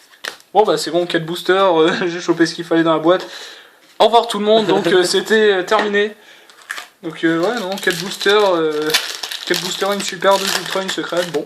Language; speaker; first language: French; native; French